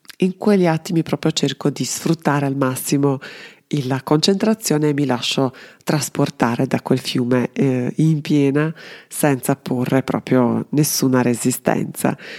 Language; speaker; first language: Italian; non-native, fluent; Serbian